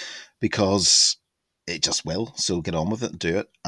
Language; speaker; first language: English; native; English